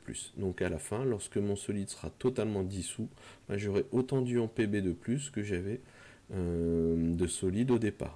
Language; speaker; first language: French; native; French